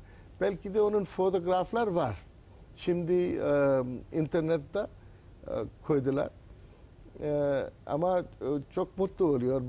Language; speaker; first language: Turkish; non-native, learner; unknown